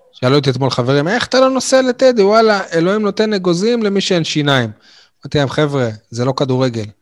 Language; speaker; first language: Hebrew; native; Hebrew